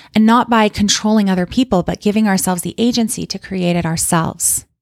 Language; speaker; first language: English; native; English